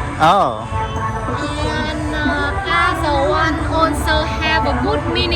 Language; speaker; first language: English; non-native, learner; Vietnamese